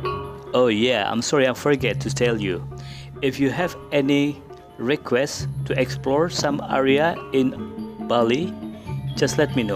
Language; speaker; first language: English; non-native, learner; Indonesian